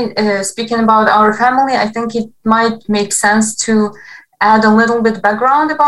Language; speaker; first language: English; non-native, fluent; Ukrainian